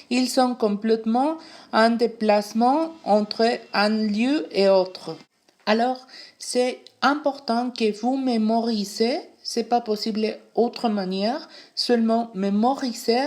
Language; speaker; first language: French; non-native, fluent; Spanish